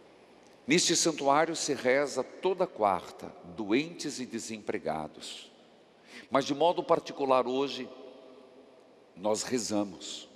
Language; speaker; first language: Portuguese; native; Portuguese